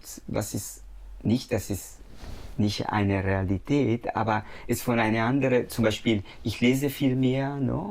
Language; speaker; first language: German; non-native, fluent; Italian